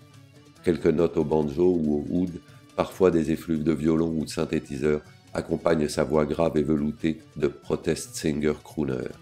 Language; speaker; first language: French; native; French